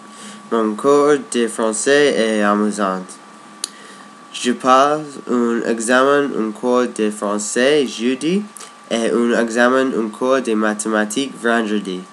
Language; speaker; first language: French; non-native, learner; English